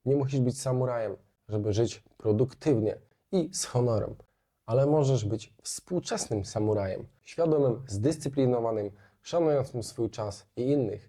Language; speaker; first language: Polish; native; Polish